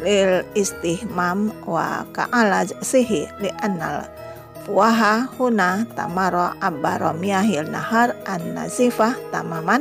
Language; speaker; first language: Arabic; non-native, learner; Indonesian